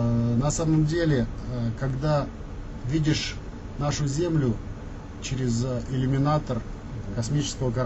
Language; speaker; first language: Russian; native; Russian